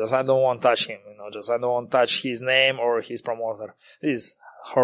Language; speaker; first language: English; non-native, learner; Kazakh